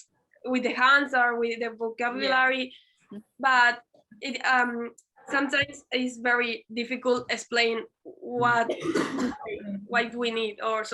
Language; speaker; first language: English; non-native, learner; Spanish